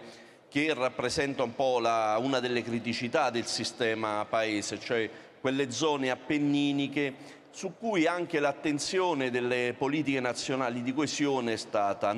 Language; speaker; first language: Italian; native; Italian